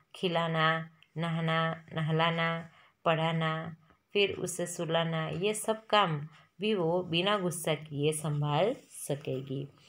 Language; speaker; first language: Hindi; non-native, local second language; Gujarati